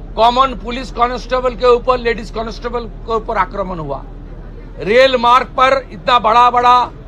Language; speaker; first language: Hindi; non-native, local second language; Bangla